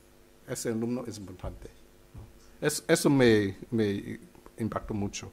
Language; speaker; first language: Spanish; non-native, fluent; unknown